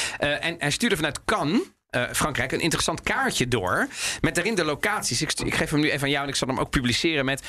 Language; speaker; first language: Dutch; early bilingual, other home language; Italian